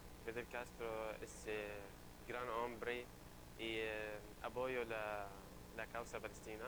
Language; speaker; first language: Spanish; non-native, learner; Arabic